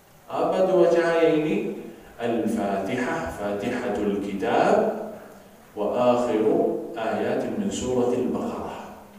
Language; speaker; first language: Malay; non-native, fluent; Arabic